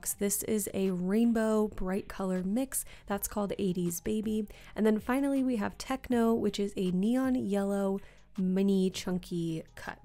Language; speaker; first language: English; native; English